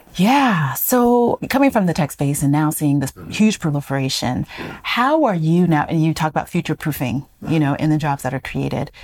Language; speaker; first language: English; native; English